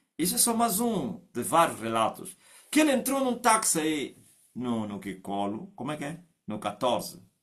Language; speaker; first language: Portuguese; non-native, local second language; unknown